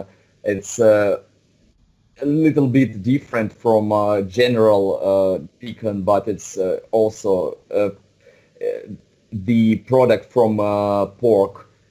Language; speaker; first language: English; non-native, fluent; Russian